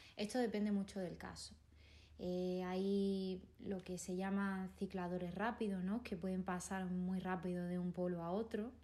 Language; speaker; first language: Spanish; native; Spanish